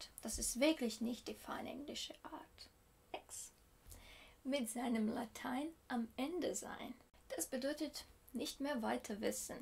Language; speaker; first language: German; non-native, fluent; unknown